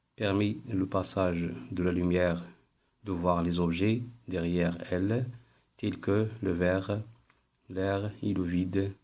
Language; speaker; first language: French; non-native, local second language; Arabic